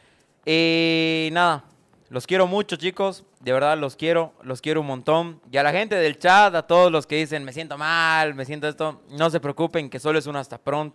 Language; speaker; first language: Spanish; native; Spanish